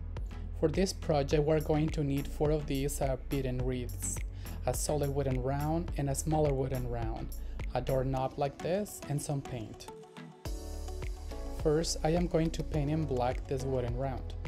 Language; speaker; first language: English; non-native, fluent; Spanish